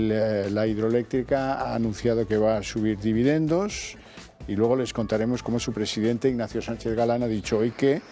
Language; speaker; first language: Spanish; native; Spanish